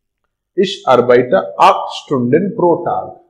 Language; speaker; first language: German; non-native, learner; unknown